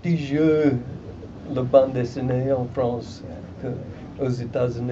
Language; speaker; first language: French; non-native, fluent; English